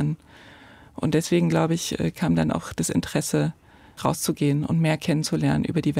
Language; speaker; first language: German; native; German